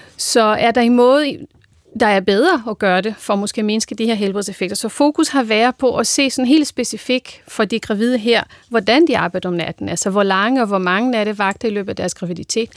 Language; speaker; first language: Danish; non-native, fluent; Portuguese